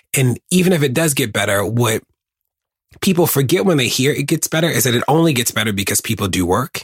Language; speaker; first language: English; native; English